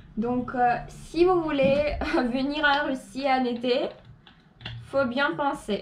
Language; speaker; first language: French; non-native, fluent; Russian